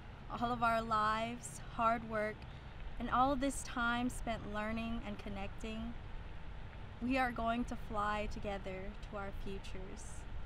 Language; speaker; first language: English; early bilingual, other home language; Vietnamese